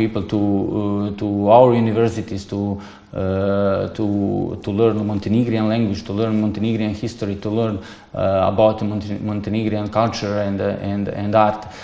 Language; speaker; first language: English; non-native, fluent; Serbian